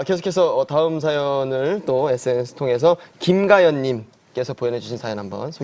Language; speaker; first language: Korean; native; Korean